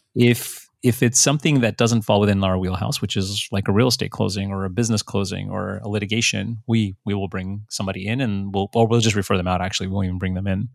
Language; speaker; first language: English; early bilingual, other home language; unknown